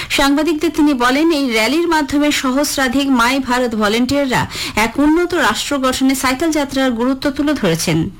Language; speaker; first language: Bangla; native; Bangla